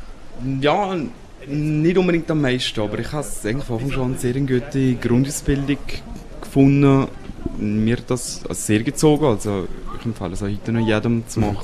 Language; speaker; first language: German; native; German